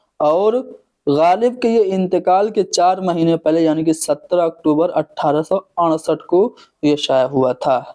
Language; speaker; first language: Urdu; native; Urdu